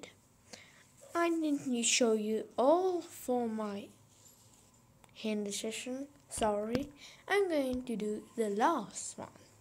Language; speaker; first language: English; non-native, fluent; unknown